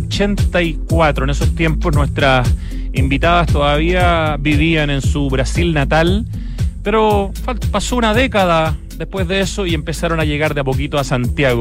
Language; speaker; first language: Spanish; native; Spanish